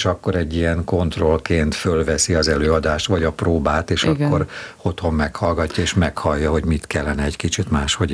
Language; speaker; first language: Hungarian; native; Hungarian